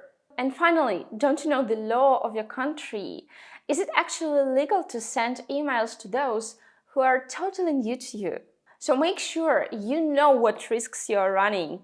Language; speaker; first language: English; non-native, fluent; Russian